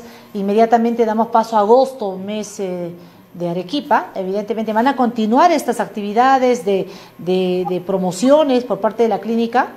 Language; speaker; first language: Spanish; native; Spanish